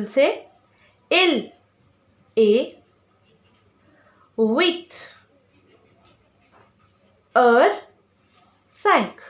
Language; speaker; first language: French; non-native, fluent; Hindi